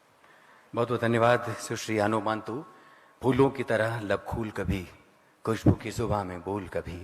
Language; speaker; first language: Hindi; native; Hindi